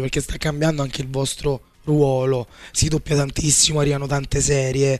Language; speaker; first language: Italian; native; Italian